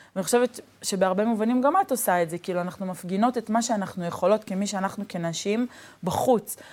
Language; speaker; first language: Hebrew; native; Hebrew